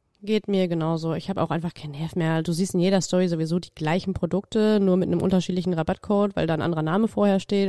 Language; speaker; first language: German; native; German